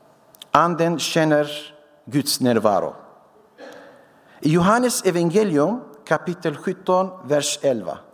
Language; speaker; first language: Swedish; non-native, fluent; Syriac